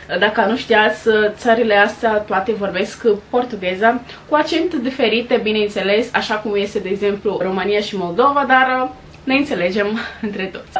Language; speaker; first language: Romanian; non-native, fluent; Portuguese